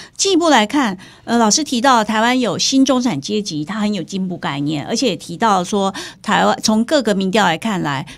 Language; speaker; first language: Chinese; native; Chinese